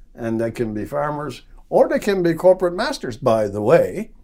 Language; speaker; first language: English; native; English